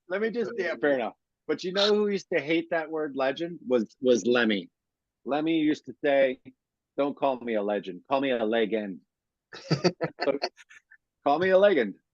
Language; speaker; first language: English; native; English